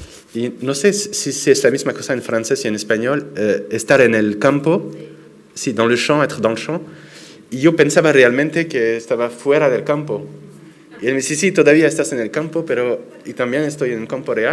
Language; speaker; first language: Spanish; non-native, fluent; French